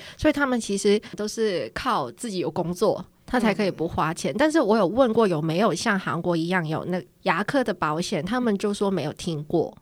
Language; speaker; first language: Chinese; non-native, fluent; Cantonese